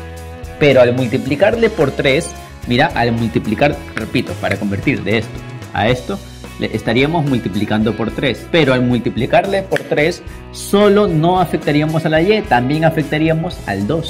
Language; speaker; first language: Spanish; native; Spanish